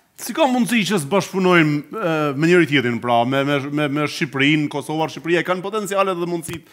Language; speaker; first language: Albanian; native; Albanian